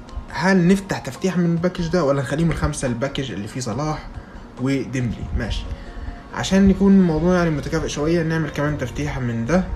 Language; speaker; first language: Arabic; native; Arabic